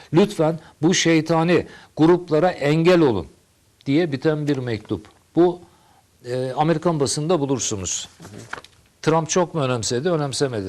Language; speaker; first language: Turkish; native; Turkish